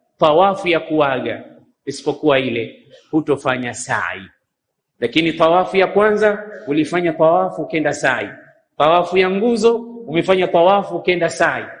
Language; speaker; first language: Swahili; native; Swahili